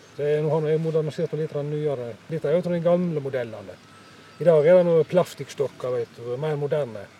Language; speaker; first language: Norwegian; native; Norwegian